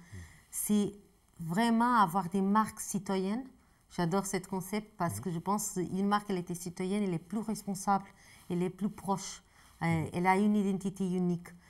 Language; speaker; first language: French; non-native, fluent; Portuguese